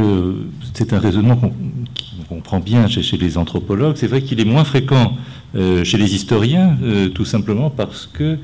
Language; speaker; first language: French; native; French